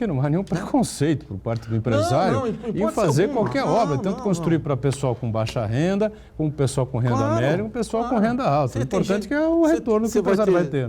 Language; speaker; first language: Portuguese; native; Portuguese